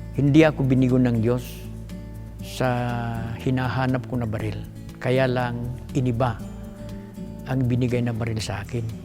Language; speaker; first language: Filipino; non-native, local second language; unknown